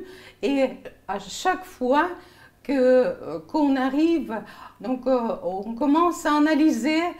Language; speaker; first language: French; non-native, fluent; Russian